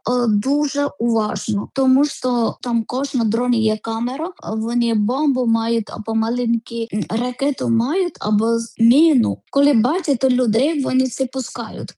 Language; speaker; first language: Ukrainian; non-native, learner; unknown